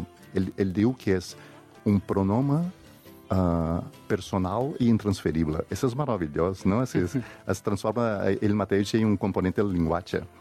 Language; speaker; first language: Catalan; non-native, fluent; Portuguese